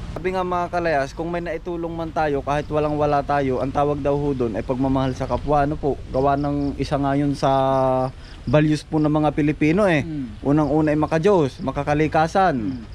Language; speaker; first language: Filipino; native; Filipino